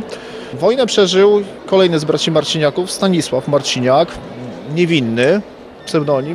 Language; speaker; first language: Polish; native; Polish